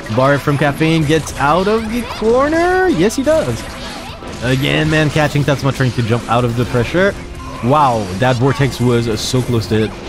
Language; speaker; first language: English; non-native, fluent; French